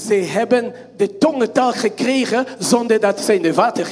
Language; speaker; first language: Dutch; non-native, fluent; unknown